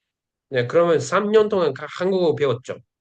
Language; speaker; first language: Korean; non-native, fluent; Uzbek